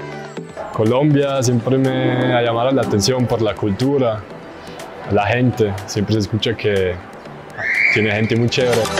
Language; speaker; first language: Spanish; non-native, fluent; German